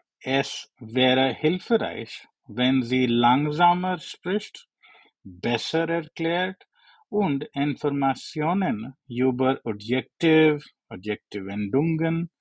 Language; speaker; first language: German; non-native, learner; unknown